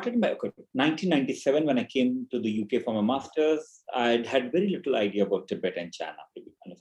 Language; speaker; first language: English; non-native, local second language; Hindi